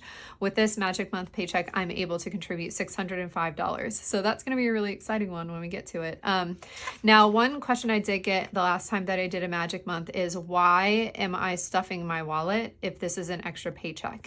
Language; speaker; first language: English; native; English